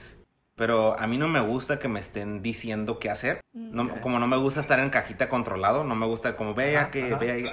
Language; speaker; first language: Spanish; native; Spanish